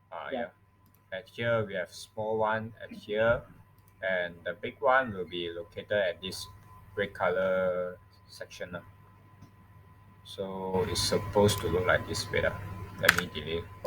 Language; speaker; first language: English; non-native, local second language; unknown